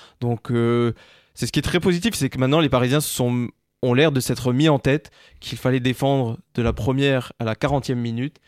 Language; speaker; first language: French; native; French